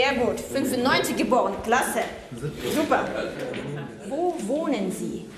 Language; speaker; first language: German; early bilingual, heritage; German